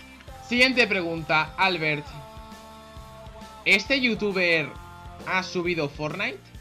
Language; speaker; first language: Spanish; native; Spanish